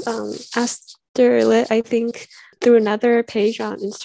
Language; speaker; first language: English; native; English